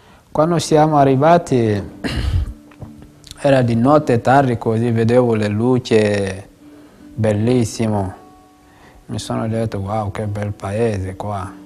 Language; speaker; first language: Italian; non-native, fluent; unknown